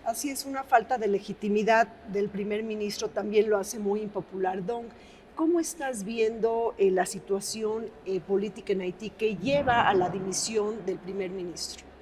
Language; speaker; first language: Spanish; native; Spanish